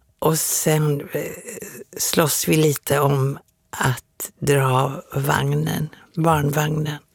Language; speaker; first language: Swedish; native; Swedish